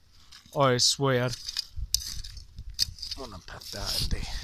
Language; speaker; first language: Welsh; non-native, learner; English